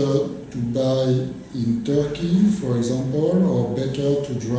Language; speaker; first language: English; non-native, learner; French